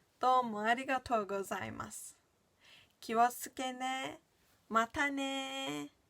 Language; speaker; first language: Japanese; non-native, learner; Turkish